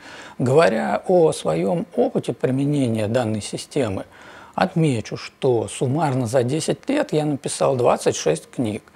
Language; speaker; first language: Russian; native; Russian